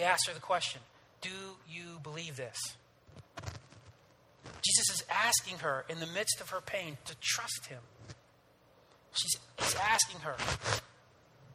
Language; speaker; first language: English; native; English